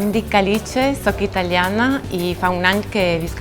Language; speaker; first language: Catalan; non-native, learner; Italian